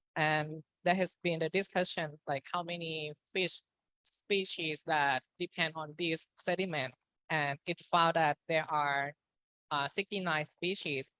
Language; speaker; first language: English; non-native, fluent; Thai